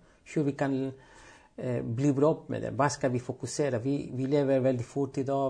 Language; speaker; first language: Swedish; non-native, fluent; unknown